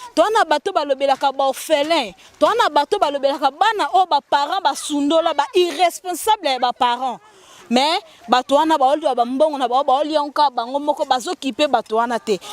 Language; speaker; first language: Lingala; native; Lingala